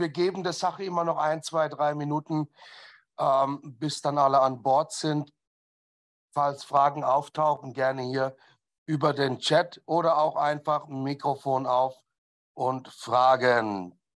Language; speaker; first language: German; native; German